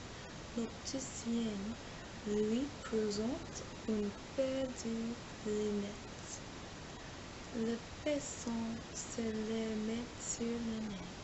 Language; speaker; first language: French; non-native, learner; English